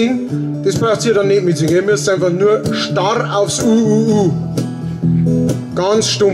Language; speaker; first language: German; native; German